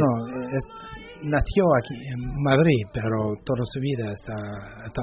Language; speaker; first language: Spanish; non-native, learner; English